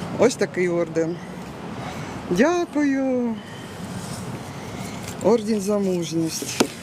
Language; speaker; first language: Ukrainian; native; Ukrainian